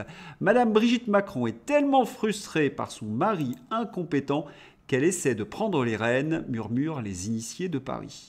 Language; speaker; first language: French; native; French